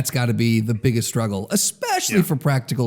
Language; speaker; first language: English; native; English